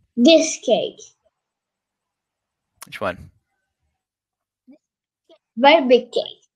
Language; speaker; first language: English; non-native, learner; Turkish